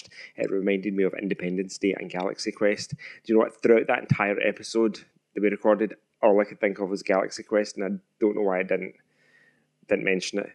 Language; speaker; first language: English; native; English